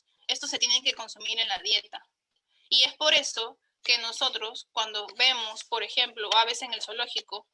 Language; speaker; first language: Spanish; native; Spanish